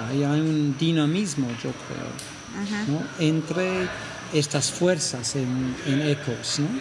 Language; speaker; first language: Spanish; non-native, fluent; English